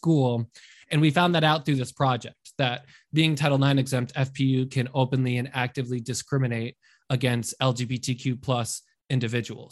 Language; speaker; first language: English; native; English